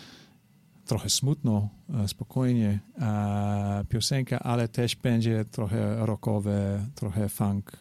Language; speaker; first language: Polish; non-native, learner; English